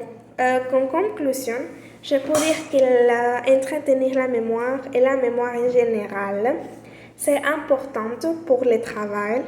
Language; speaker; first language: French; non-native, learner; Spanish